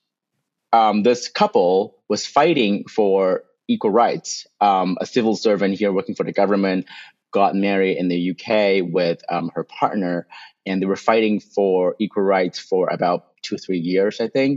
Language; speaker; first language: English; non-native, local second language; Cantonese